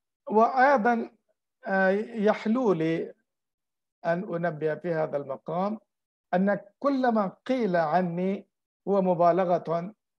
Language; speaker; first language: Arabic; non-native, fluent; Urdu